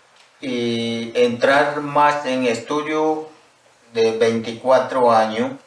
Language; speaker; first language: Spanish; non-native, local second language; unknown